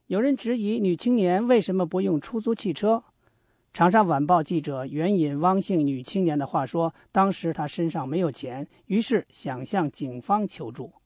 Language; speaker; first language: Chinese; native; Chinese